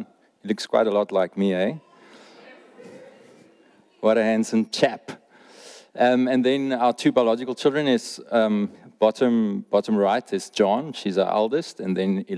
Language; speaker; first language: English; non-native, local second language; Afrikaans